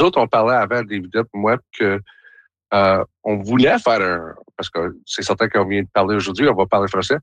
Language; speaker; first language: French; native; French